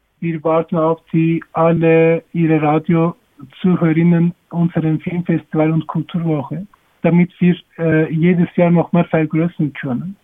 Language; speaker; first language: German; non-native, learner; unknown